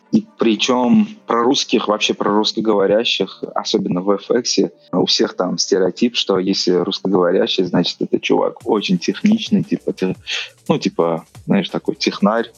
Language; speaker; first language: Russian; non-native, local second language; Uzbek